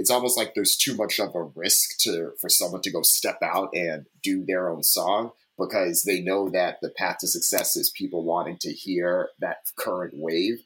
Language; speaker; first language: English; native; English